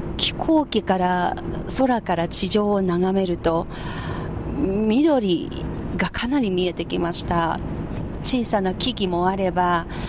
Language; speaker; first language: Japanese; non-native, fluent; Chinese